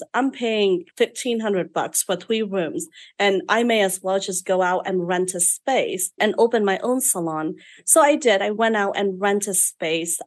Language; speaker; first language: English; non-native, fluent; Vietnamese